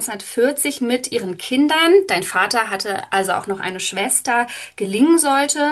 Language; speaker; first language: German; native; German